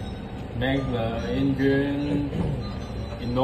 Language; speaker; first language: English; non-native, learner; Chinese